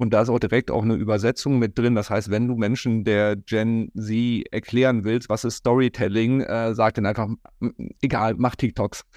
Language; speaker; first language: German; native; German